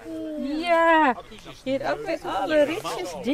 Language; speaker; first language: Dutch; native; Dutch